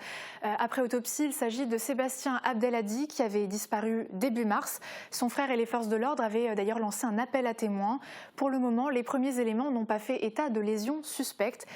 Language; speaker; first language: French; native; French